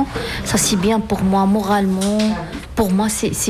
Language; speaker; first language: French; non-native, learner; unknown